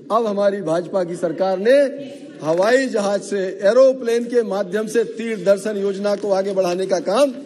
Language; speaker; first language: Hindi; native; Hindi